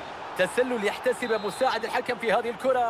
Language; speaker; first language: Arabic; native; Arabic